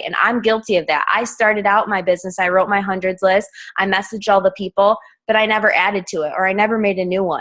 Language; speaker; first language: English; native; English